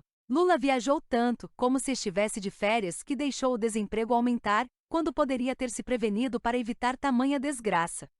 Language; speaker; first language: Portuguese; native; Portuguese